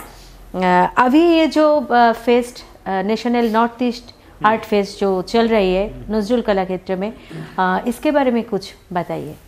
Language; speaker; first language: Hindi; non-native, local second language; Bangla